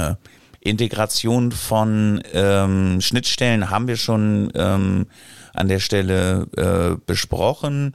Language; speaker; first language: German; native; German